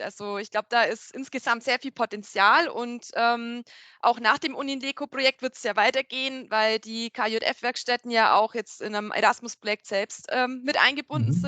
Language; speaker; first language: German; native; German